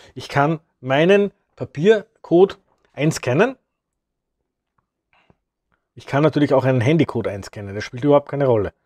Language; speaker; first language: German; native; German